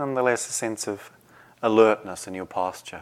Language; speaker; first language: English; native; English